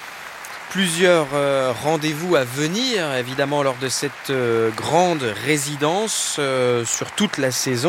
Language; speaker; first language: French; native; French